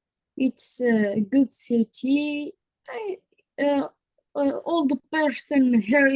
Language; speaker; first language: English; non-native, learner; Arabic